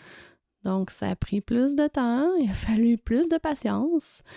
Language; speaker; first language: French; native; French